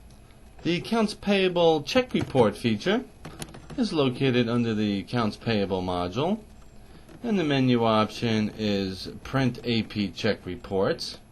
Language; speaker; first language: English; native; English